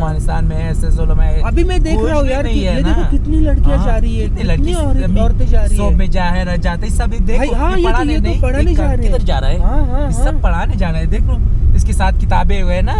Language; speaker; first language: Hindi; non-native, learner; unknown